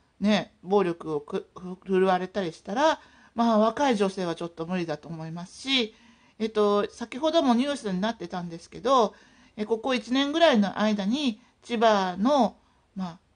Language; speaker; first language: Japanese; native; Japanese